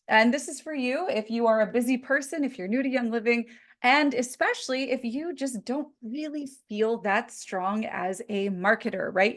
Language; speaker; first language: English; native; English